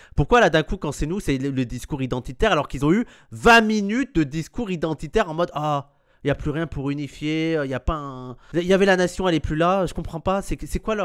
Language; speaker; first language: French; native; French